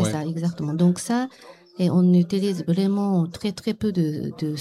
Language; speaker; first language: French; non-native, learner; Japanese